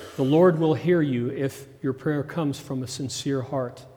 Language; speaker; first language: English; early bilingual, other home language; German